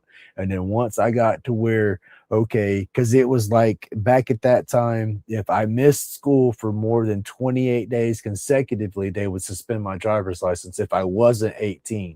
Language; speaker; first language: English; native; English